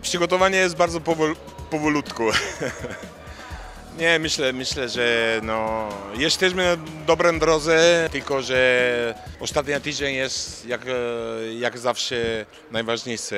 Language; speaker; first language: Polish; non-native, learner; Italian